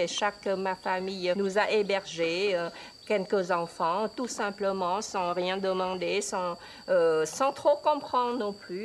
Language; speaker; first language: French; non-native, fluent; Vietnamese